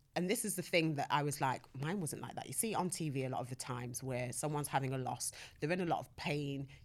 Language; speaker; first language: English; native; English